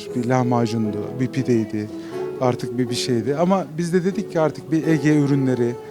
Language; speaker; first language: Turkish; native; Turkish